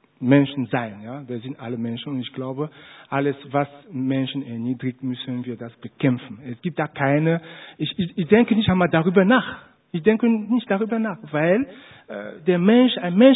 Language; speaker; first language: German; non-native, fluent; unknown